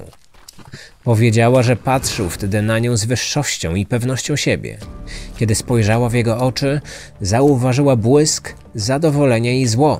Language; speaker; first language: Polish; native; Polish